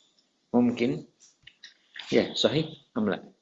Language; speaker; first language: Arabic; non-native, fluent; Indonesian